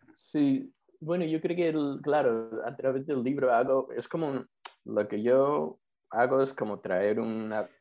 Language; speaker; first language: Spanish; non-native, fluent; English